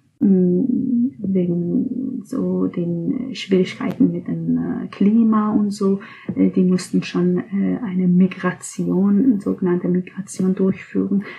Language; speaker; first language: German; non-native, fluent; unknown